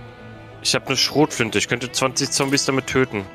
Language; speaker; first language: German; native; German